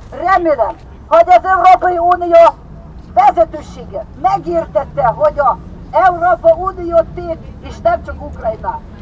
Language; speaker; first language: Hungarian; non-native, fluent; Ukrainian